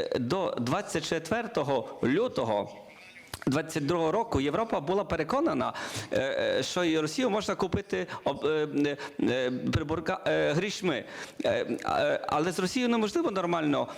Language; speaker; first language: Ukrainian; non-native, learner; Polish